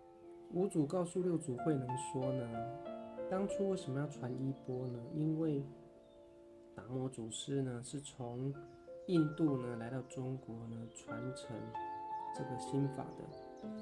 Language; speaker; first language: Chinese; native; Chinese